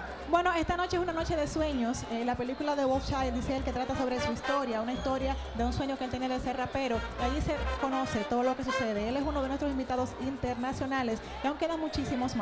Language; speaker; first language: Spanish; native; Spanish